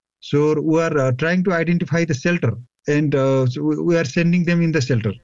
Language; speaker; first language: English; non-native, local second language; Nepali